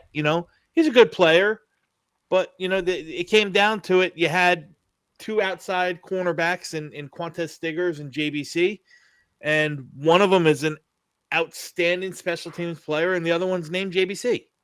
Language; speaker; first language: English; native; English